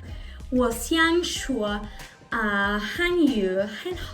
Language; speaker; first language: Chinese; non-native, learner; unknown